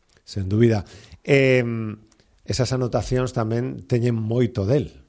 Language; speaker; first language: Galician; native; Galician